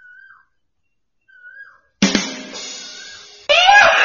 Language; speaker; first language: English; native; English